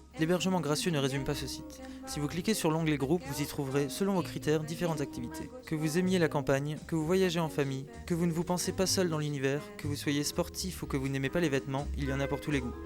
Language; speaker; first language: French; native; French